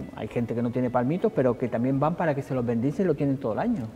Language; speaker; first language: Spanish; native; Spanish